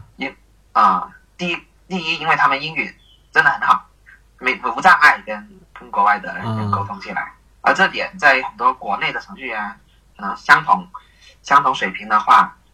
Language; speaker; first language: Chinese; native; Chinese